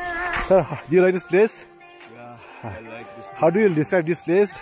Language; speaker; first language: Hindi; non-native, local second language; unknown